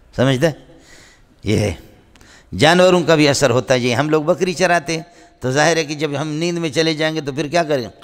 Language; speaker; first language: Urdu; non-native, local second language; Brahui